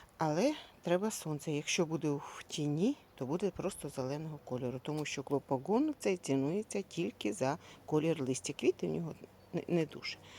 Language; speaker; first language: Ukrainian; native; Ukrainian